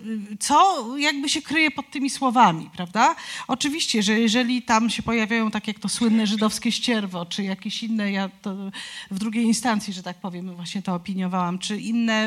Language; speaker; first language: Polish; native; Polish